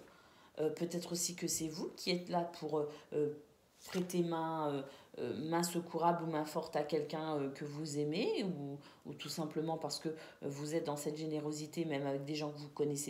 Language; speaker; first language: French; native; French